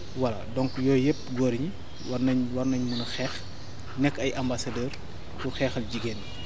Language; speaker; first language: Wolof; non-native, local second language; Fula